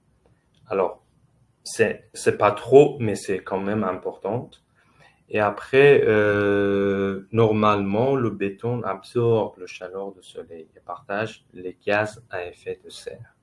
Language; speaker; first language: French; non-native, fluent; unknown